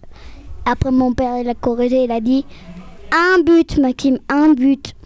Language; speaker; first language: French; early bilingual, heritage; French